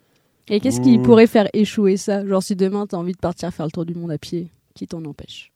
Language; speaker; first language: French; native; French